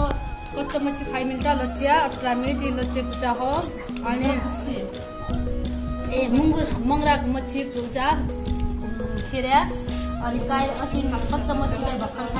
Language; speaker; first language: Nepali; non-native, local second language; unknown